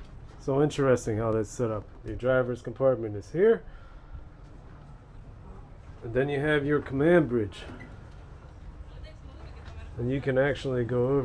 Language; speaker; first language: English; native; English